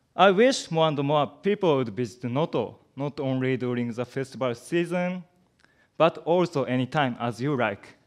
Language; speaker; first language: English; non-native, learner; Japanese